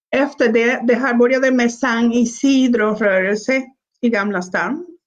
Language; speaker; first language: Swedish; non-native, fluent; Spanish